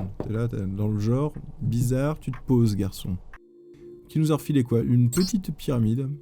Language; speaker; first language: French; native; French